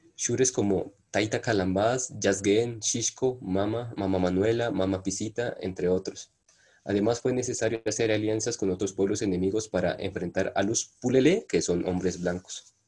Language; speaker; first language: Spanish; non-native, local second language; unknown